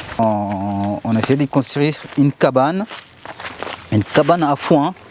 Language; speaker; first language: French; non-native, learner; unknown